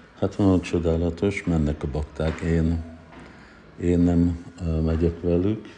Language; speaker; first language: Hungarian; early bilingual, heritage; Hungarian